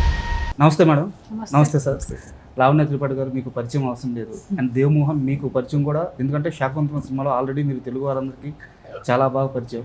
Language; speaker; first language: Telugu; native; Telugu